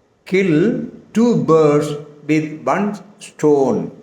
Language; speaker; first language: English; non-native, local second language; Tamil